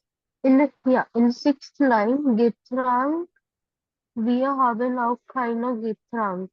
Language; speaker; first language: German; non-native, learner; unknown